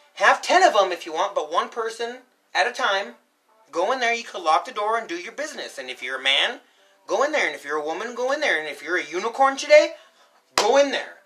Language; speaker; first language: English; early bilingual, other home language; Spanish